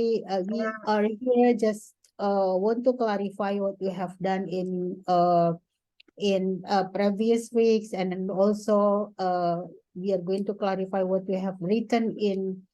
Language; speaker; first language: English; non-native, fluent; Indonesian